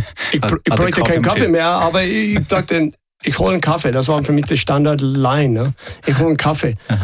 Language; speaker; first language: German; non-native, fluent; English